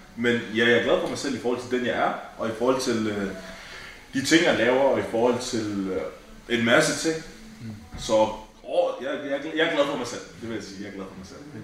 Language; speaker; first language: Danish; early bilingual, other home language; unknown